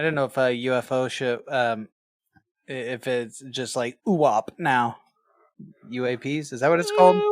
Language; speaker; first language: English; native; English